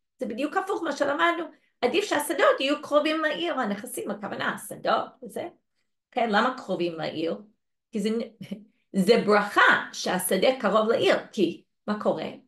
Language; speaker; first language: Hebrew; non-native, fluent; English